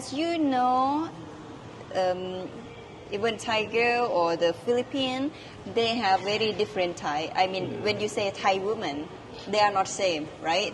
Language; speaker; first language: English; non-native, learner; Thai